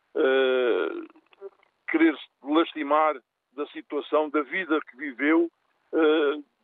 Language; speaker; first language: Portuguese; native; Portuguese